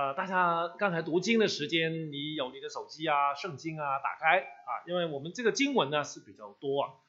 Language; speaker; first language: Chinese; non-native, local second language; Cantonese